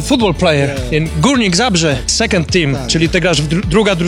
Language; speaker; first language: Polish; native; Polish